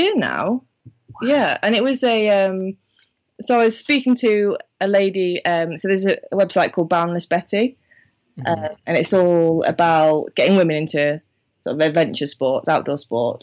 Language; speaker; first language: English; native; English